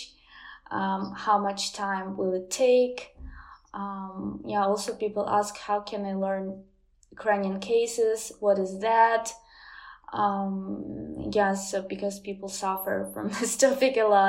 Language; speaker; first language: English; non-native, fluent; Ukrainian